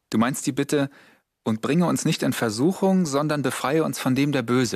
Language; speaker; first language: German; native; German